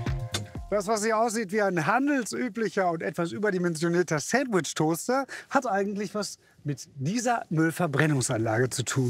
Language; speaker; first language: German; native; German